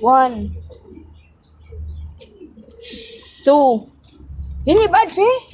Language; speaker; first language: Arabic; non-native, learner; Cebuano